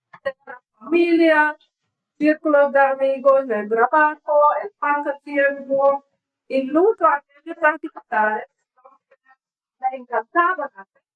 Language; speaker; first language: Spanish; non-native, learner; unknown